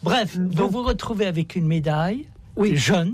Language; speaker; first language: French; native; French